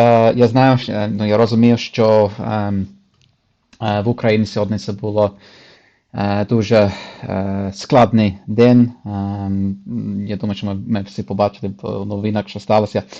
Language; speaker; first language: Ukrainian; non-native, fluent; English